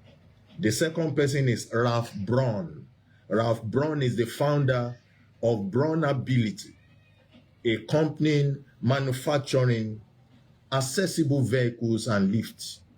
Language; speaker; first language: English; non-native, local second language; Yoruba